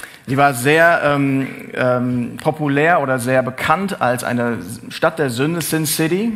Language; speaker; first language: German; native; German